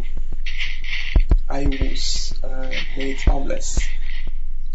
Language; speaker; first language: English; non-native, fluent; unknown